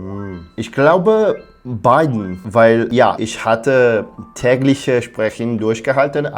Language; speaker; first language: German; non-native, learner; Portuguese